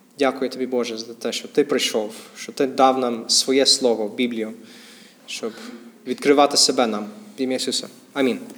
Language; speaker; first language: Ukrainian; non-native, fluent; English